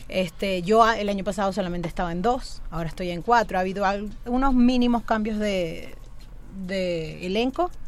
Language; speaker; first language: Spanish; native; Spanish